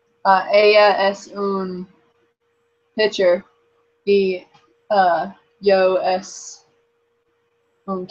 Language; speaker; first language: Spanish; non-native, learner; English